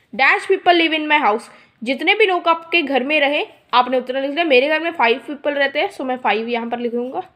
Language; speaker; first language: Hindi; non-native, local second language; Punjabi